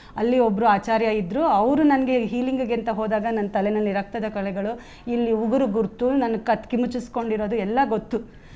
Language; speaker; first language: Kannada; native; Kannada